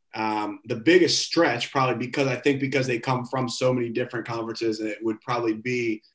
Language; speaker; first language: English; native; English